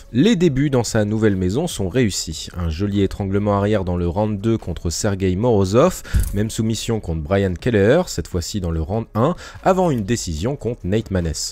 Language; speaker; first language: French; native; French